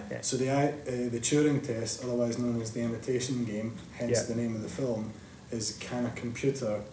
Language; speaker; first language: English; native; English